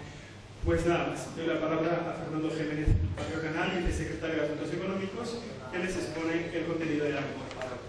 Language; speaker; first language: Spanish; native; Spanish